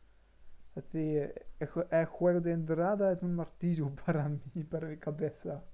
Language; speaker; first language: Spanish; non-native, learner; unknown